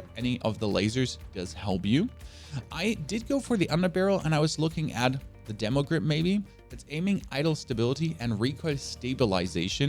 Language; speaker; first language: English; non-native, fluent; German